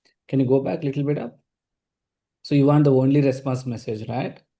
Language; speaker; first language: English; non-native, local second language; Telugu